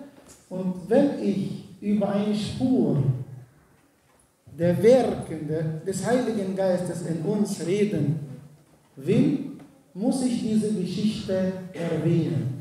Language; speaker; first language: German; non-native, fluent; Arabic